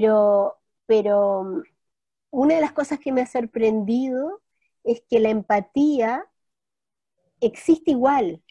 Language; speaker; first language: Spanish; native; Spanish